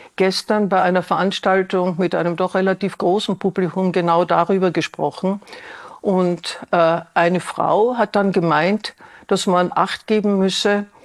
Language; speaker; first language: German; native; German